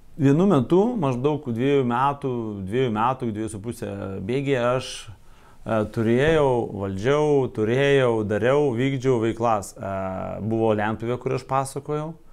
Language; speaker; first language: Lithuanian; non-native, local second language; Russian